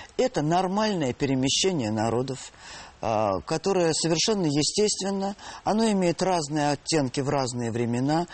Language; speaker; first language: Russian; native; Russian